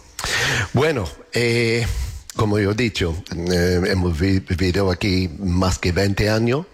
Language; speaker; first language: Spanish; non-native, learner; English